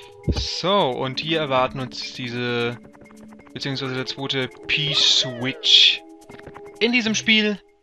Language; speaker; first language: German; native; German